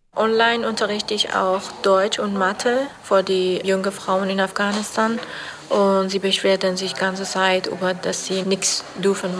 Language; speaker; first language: German; non-native, learner; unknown